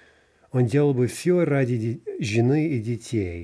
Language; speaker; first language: Russian; non-native, fluent; English